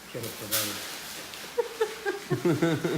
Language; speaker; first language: Spanish; non-native, learner; English